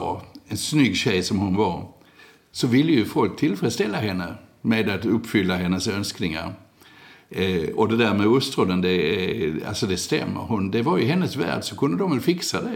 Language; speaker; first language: Swedish; native; Swedish